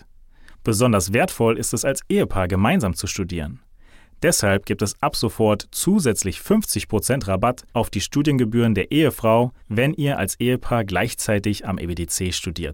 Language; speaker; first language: German; native; German